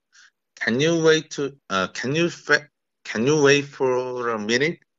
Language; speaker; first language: English; non-native, learner; Korean